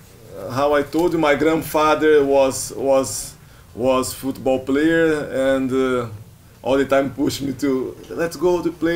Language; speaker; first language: English; non-native, learner; Portuguese